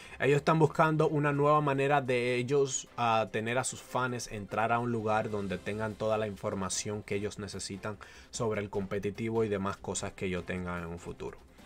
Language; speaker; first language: Spanish; native; Spanish